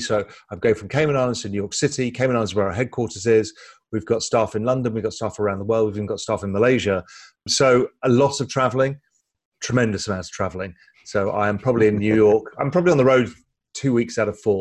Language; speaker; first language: English; native; English